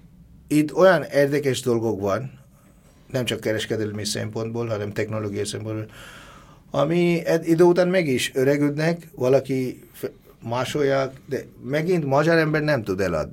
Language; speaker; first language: Hungarian; non-native, fluent; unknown